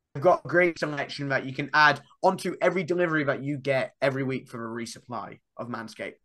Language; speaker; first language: English; native; English